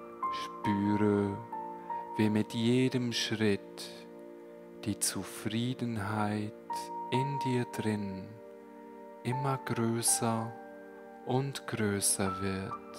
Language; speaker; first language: German; native; German